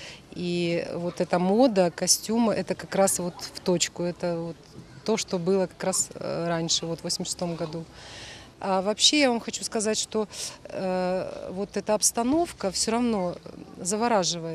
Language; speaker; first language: Russian; native; Russian